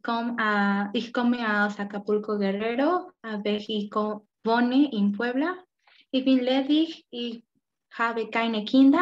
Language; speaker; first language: German; non-native, learner; Spanish